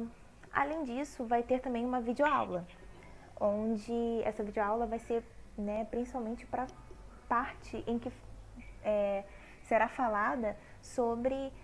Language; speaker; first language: Portuguese; native; Portuguese